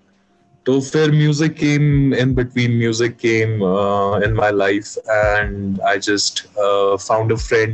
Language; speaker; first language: English; non-native, local second language; Kashmiri